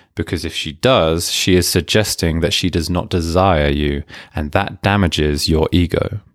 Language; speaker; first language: English; native; English